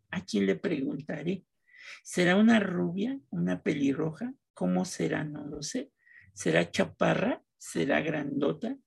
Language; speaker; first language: Spanish; native; Spanish